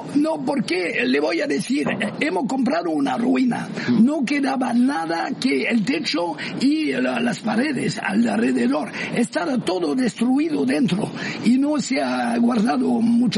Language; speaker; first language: Spanish; non-native, fluent; French